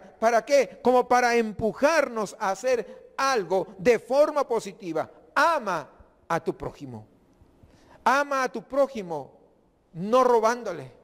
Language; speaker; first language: Spanish; native; Spanish